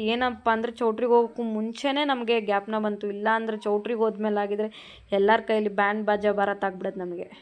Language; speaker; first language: Kannada; non-native, local second language; Telugu